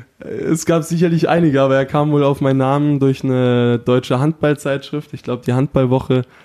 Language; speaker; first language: German; native; German